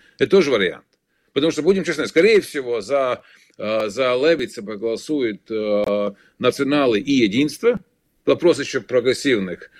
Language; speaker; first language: Russian; non-native, local second language; Latvian